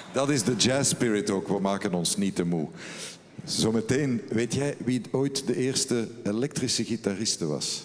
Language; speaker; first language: Dutch; native; Dutch